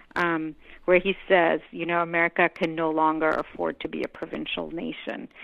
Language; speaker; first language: English; non-native, local second language; Hindi